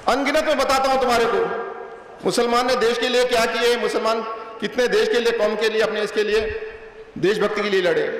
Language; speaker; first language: Hindi; non-native, local second language; Punjabi